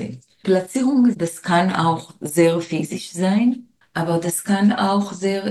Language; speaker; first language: German; non-native, fluent; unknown